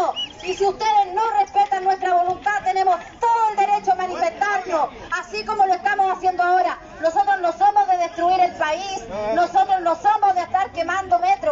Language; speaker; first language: Spanish; native; Spanish